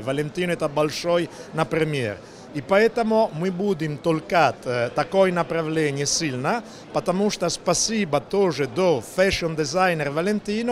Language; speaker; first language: Russian; non-native, learner; Italian